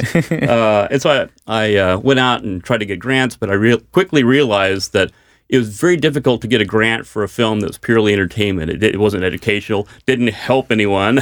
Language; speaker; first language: English; native; English